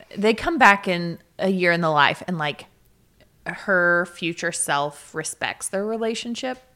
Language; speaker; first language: English; native; English